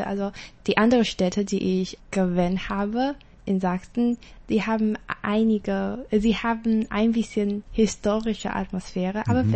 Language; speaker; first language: German; non-native, learner; Chinese